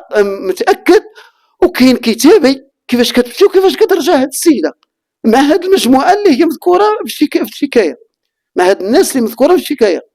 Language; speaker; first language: Arabic; native; Arabic